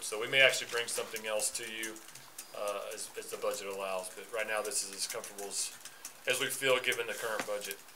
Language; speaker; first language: English; native; English